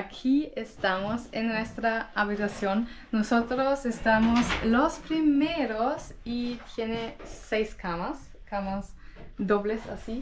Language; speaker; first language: Spanish; non-native, learner; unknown